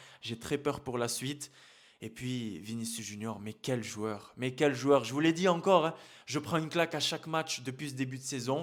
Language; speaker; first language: French; native; French